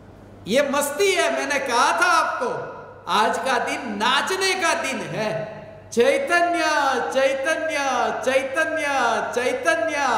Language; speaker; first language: Hindi; non-native, local second language; Gujarati